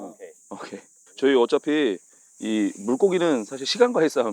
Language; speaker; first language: Korean; native; Korean